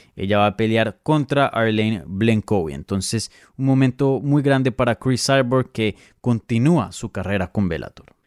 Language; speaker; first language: Spanish; native; Spanish